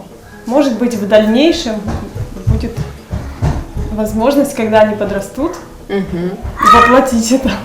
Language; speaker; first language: Russian; native; Russian